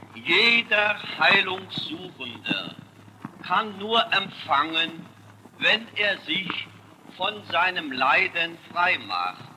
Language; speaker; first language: German; native; German